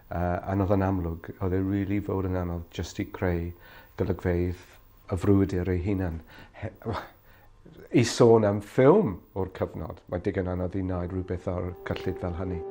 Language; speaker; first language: Welsh; non-native, fluent; English